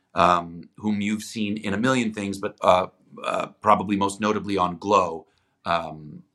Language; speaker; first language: English; non-native, fluent; Greek